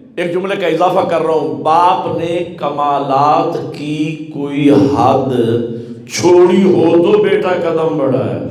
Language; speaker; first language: Urdu; non-native, local second language; Punjabi